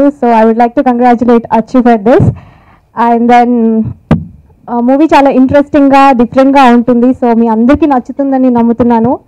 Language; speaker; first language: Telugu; non-native, learner; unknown